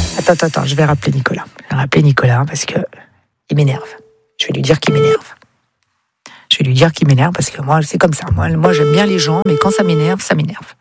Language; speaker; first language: French; native; French